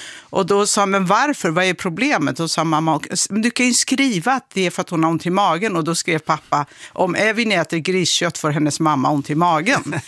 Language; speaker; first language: Swedish; early bilingual, other home language; Kurdish